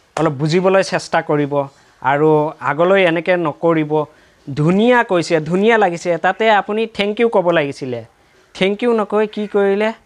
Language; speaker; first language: Assamese; non-native, local second language; Bangla